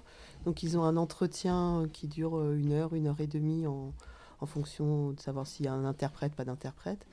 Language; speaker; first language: French; native; French